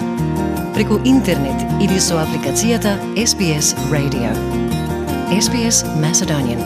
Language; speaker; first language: Macedonian; native; Macedonian